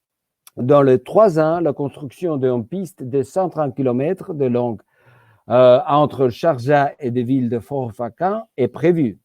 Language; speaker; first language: French; non-native, fluent; Georgian